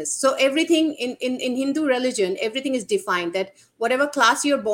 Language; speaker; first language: English; non-native, local second language; Bangla